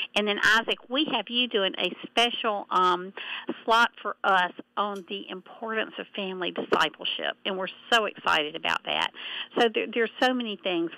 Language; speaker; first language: English; native; English